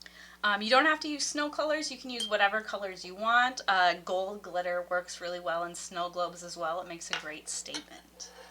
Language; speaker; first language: English; native; English